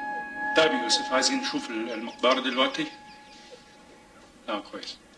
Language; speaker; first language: Arabic; non-native, fluent; English